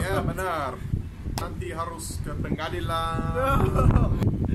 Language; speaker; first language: Indonesian; non-native, fluent; English